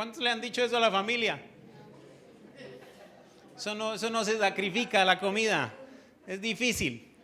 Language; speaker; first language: Spanish; native; Spanish